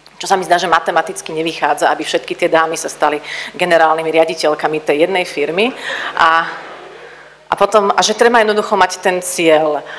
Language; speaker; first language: Slovak; native; Slovak